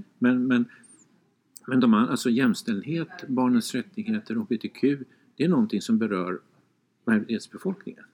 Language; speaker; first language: Swedish; native; Swedish